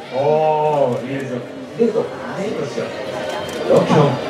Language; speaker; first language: Japanese; native; Japanese